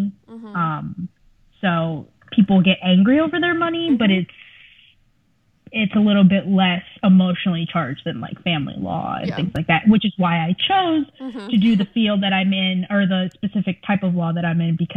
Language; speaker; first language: English; early bilingual, other home language; Spanish